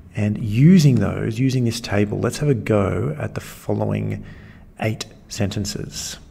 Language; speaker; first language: English; native; English